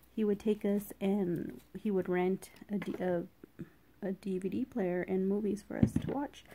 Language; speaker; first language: English; native; English